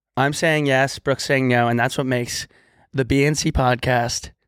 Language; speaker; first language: English; native; English